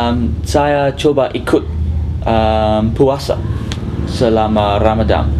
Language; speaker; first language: Indonesian; non-native, learner; English